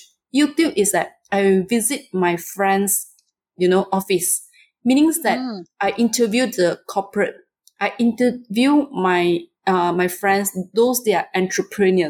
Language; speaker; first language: English; non-native, local second language; Chinese